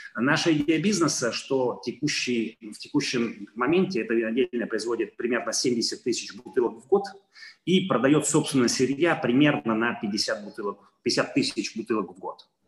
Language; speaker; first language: Russian; non-native, fluent; Italian